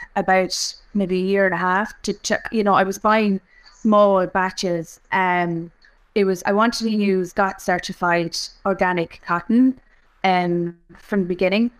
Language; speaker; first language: English; native; English